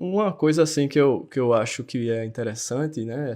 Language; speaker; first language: Portuguese; native; Portuguese